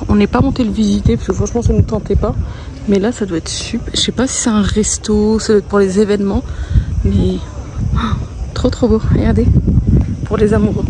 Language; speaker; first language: French; early bilingual, other home language; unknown